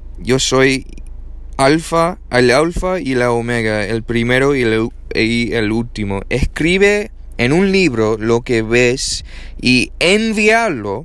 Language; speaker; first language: Spanish; non-native, learner; English